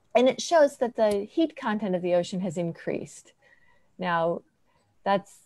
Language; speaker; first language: English; native; English